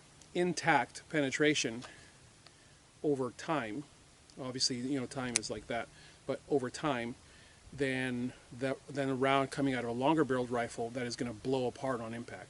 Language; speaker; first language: English; native; English